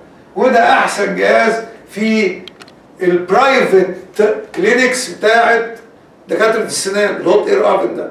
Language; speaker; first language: Arabic; native; Arabic